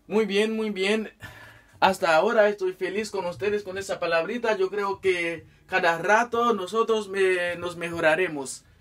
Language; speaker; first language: Spanish; non-native, fluent; Haitian Creole